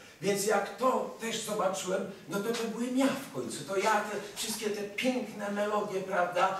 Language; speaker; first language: Polish; early bilingual, heritage; Polish